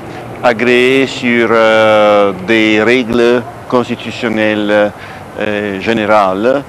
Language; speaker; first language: French; non-native, fluent; Italian